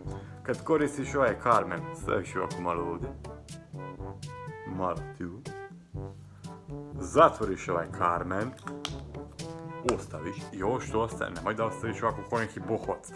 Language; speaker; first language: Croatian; non-native, local second language; Hungarian